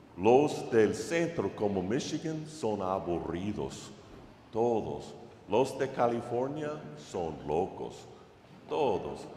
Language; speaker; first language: Spanish; non-native, fluent; English